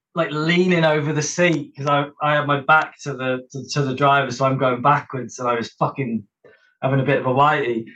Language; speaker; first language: English; native; English